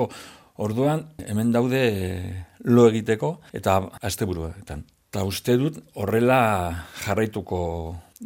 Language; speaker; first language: Basque; non-native, local second language; Spanish